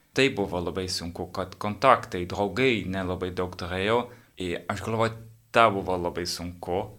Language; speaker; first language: Lithuanian; non-native, learner; English